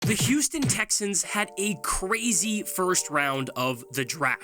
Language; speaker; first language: English; native; English